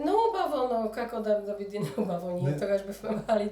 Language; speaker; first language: Macedonian; early bilingual, heritage; Polish